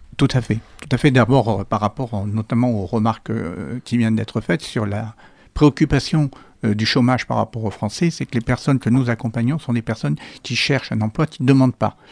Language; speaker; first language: French; native; French